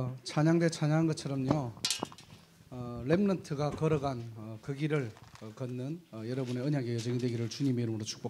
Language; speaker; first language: Korean; native; Korean